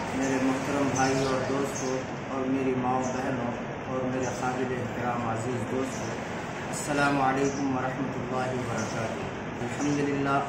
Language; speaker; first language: Hindi; non-native, local second language; Urdu